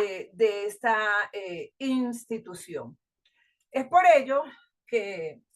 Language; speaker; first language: Spanish; native; Spanish